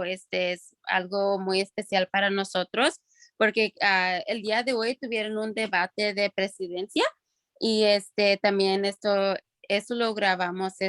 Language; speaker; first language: Spanish; early bilingual, other home language; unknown